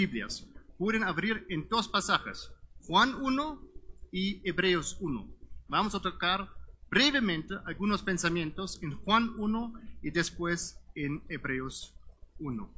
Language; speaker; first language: Spanish; non-native, fluent; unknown